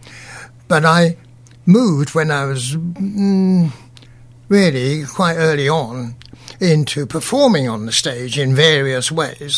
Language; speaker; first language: English; native; English